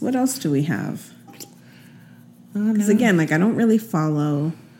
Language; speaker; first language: English; early bilingual, other home language; Spanish